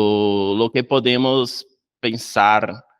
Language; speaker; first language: Spanish; non-native, fluent; Portuguese